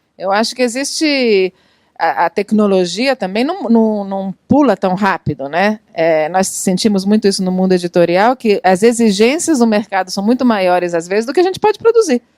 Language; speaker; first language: Portuguese; non-native, fluent; Italian